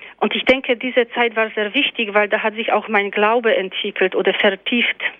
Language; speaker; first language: German; non-native, fluent; Polish